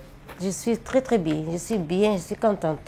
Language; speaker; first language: French; non-native, learner; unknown